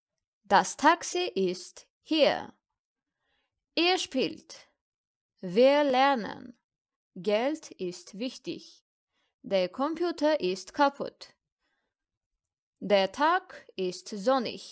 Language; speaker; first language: German; non-native, learner; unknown